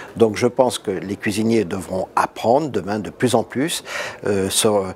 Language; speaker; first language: French; native; French